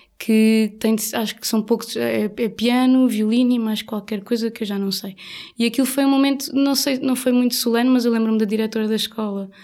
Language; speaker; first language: Portuguese; native; Portuguese